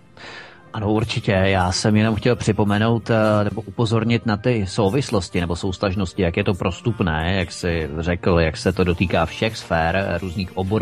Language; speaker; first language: Czech; native; Czech